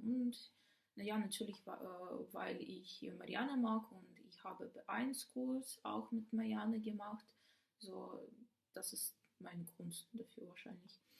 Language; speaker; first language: German; non-native, learner; Ukrainian